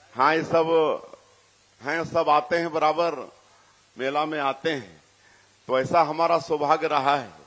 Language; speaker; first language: Hindi; native; Hindi